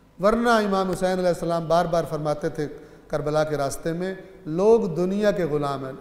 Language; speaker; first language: Urdu; non-native, local second language; Punjabi